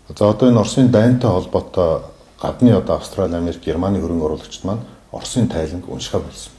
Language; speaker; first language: Mongolian; non-native, local second language; Kazakh